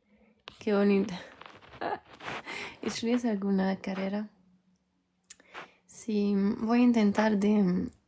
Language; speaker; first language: Spanish; early bilingual, heritage; French